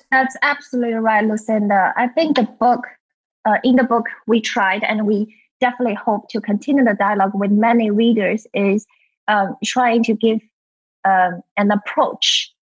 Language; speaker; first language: English; non-native, fluent; Chinese